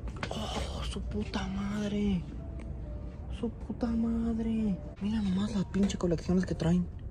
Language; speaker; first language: Spanish; early bilingual, heritage; Spanish